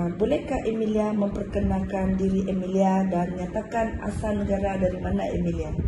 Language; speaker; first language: Malay; non-native, local second language; Chinese